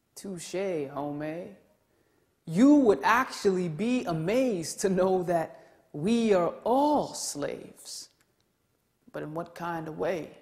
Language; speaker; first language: English; native; English